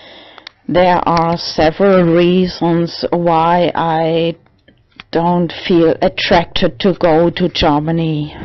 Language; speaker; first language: English; non-native, learner; German